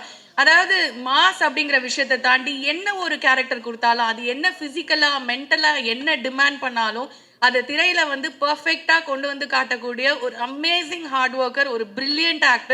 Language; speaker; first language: Tamil; native; Tamil